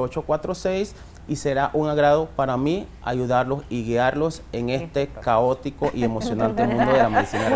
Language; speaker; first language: Spanish; native; Spanish